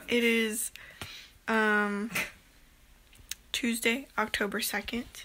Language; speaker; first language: English; early bilingual, other home language; Spanish